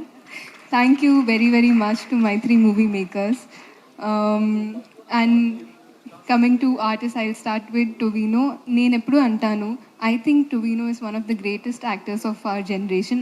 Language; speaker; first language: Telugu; non-native, fluent; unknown